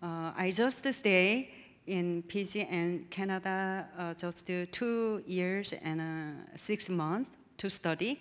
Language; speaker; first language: English; non-native, learner; Korean